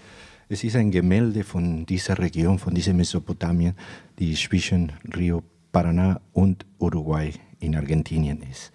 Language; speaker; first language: German; non-native, fluent; Spanish